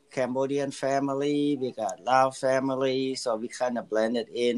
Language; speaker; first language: English; early bilingual, other home language; Lao